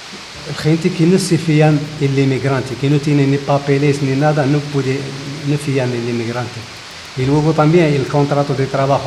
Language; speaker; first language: Spanish; non-native, fluent; Arabic